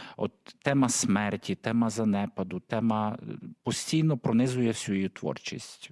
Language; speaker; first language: Ukrainian; native; Ukrainian